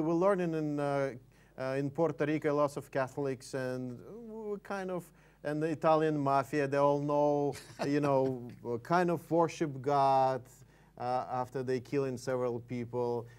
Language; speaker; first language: English; non-native, fluent; Russian